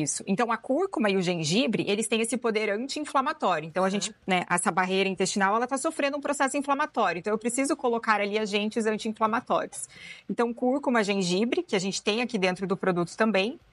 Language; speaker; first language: Portuguese; native; Portuguese